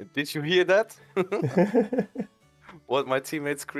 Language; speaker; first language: English; non-native, fluent; German